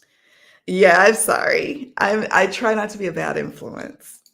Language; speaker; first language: English; native; English